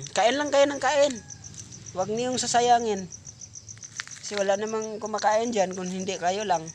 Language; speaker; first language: Filipino; non-native, local second language; Cebuano